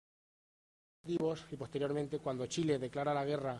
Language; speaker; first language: Spanish; native; Spanish